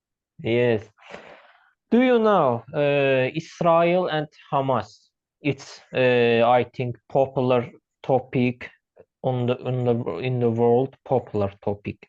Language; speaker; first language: English; non-native, learner; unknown